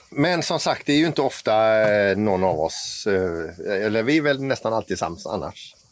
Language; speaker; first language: Swedish; native; Swedish